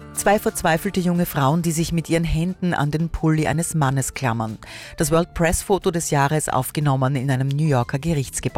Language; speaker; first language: German; native; German